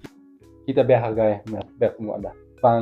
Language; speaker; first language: Indonesian; non-native, learner; German